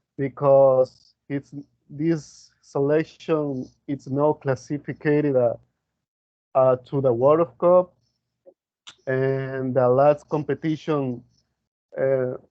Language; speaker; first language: English; non-native, learner; Spanish